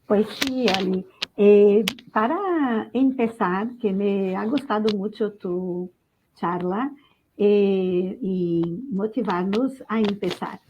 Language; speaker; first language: Spanish; non-native, fluent; Portuguese